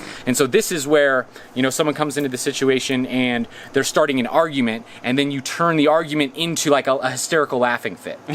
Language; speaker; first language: English; native; English